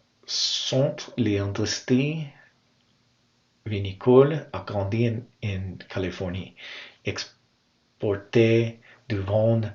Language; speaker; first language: French; non-native, learner; English